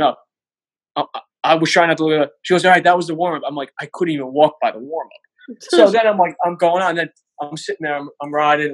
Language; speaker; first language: English; native; English